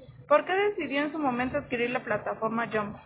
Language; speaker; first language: Spanish; native; Spanish